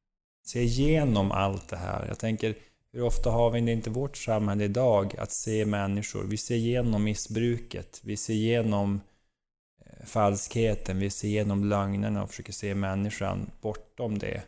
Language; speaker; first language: Swedish; native; Swedish